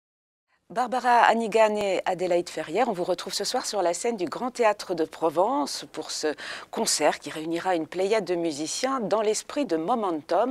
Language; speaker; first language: French; native; French